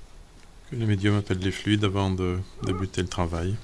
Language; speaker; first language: French; native; French